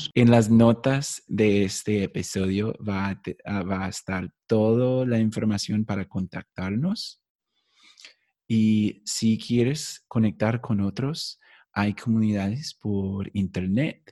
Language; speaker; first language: Spanish; non-native, fluent; English